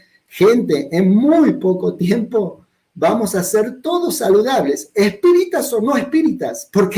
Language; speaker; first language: Spanish; native; Spanish